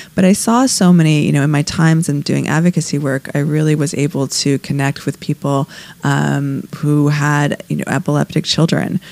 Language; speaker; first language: English; native; English